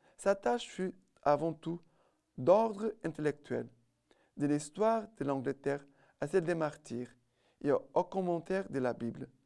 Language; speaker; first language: French; non-native, fluent; Portuguese